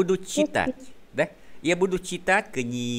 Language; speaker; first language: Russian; non-native, fluent; Vietnamese